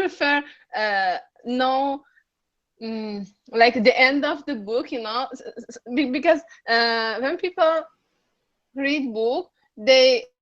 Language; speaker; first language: English; non-native, learner; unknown